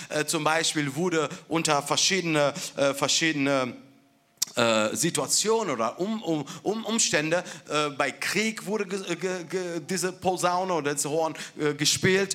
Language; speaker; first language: German; non-native, fluent; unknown